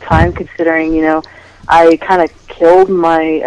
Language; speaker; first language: English; native; English